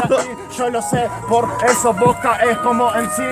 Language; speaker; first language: Spanish; native; Spanish